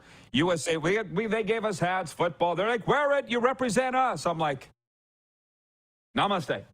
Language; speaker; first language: English; native; English